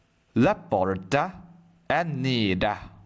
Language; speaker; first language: Italian; non-native, fluent; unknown